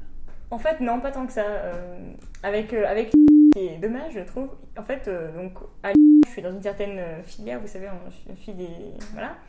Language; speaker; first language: French; native; French